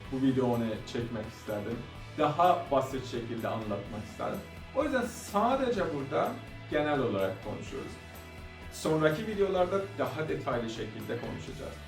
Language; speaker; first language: Turkish; non-native, fluent; Persian